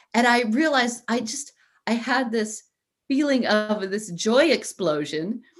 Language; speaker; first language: English; native; English